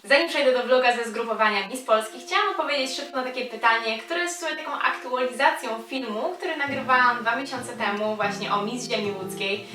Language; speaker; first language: Polish; native; Polish